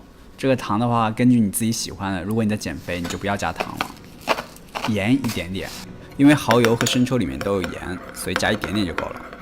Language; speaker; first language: Chinese; native; Chinese